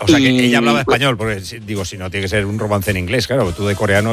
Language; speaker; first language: Spanish; native; Spanish